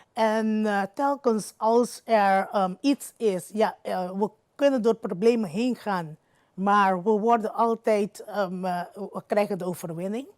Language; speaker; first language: Dutch; non-native, local second language; Papiamento